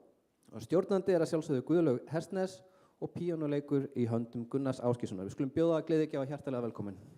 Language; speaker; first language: Icelandic; native; Icelandic